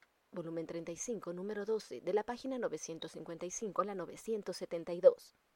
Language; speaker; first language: Spanish; native; Spanish